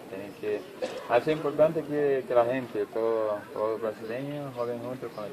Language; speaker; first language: Spanish; non-native, learner; Portuguese